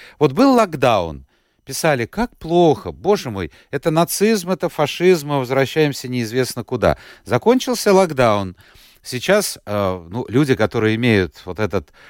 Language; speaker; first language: Russian; native; Russian